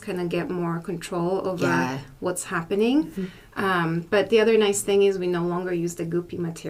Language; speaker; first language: English; non-native, fluent; Polish